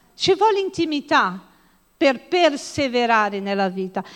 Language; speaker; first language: Italian; non-native, fluent; Portuguese